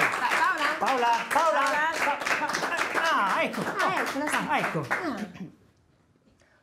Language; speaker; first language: Italian; native; Italian